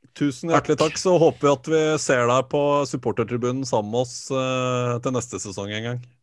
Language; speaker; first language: Norwegian; native; Norwegian